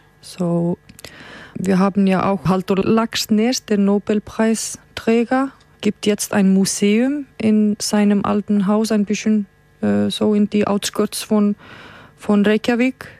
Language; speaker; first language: German; non-native, fluent; Icelandic